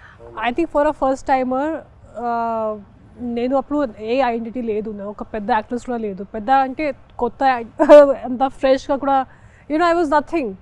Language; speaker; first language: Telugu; non-native, local second language; Hindi